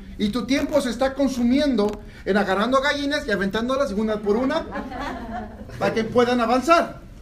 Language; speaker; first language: Spanish; early bilingual, heritage; Spanish